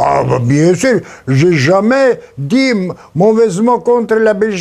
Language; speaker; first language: French; non-native, learner; Polish